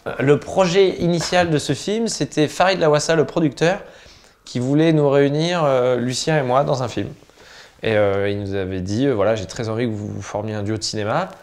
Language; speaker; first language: French; native; French